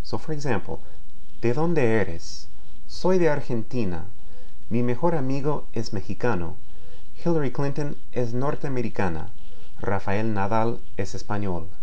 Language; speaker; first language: Spanish; non-native, fluent; English